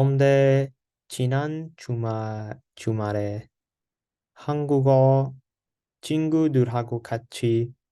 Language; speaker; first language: Korean; non-native, learner; English